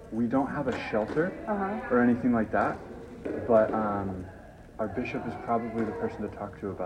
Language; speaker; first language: English; native; English